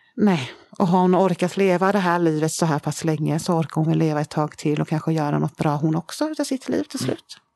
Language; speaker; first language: Swedish; native; Swedish